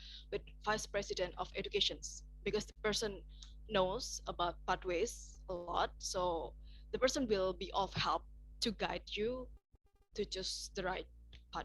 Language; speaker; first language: English; non-native, fluent; Indonesian